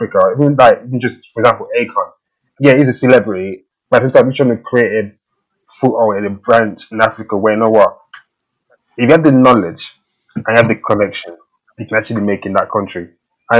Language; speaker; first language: English; native; English